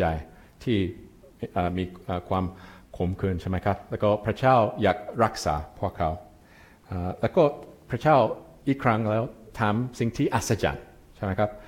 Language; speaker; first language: Thai; non-native, fluent; English